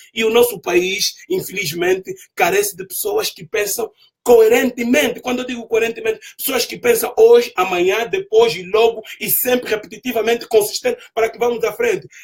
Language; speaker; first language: Portuguese; native; Portuguese